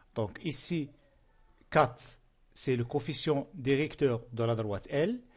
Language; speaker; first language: French; non-native, local second language; Arabic